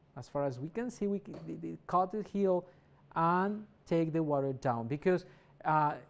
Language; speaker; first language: English; non-native, fluent; Spanish